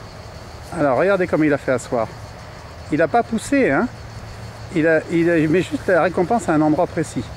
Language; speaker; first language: French; native; French